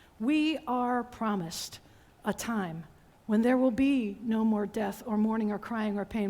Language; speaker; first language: English; native; English